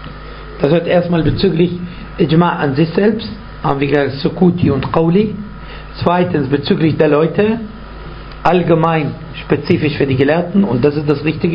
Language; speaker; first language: German; non-native, fluent; Arabic